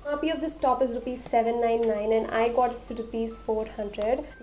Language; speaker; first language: English; non-native, local second language; Hindi